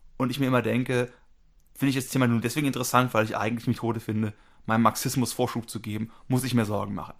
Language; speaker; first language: German; native; German